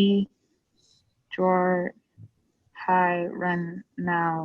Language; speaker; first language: Chinese; non-native, learner; English